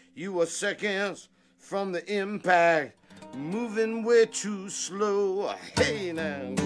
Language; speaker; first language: English; native; English